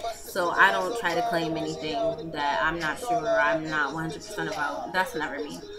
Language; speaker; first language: English; native; English